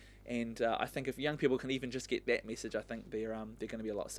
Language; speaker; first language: English; native; English